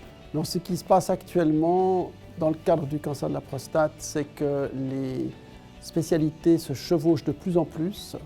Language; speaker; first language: French; native; French